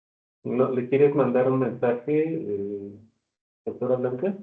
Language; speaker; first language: Spanish; native; Spanish